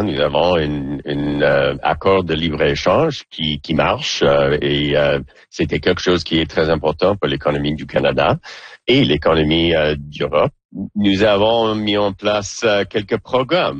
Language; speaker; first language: French; non-native, local second language; English